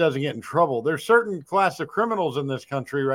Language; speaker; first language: English; native; English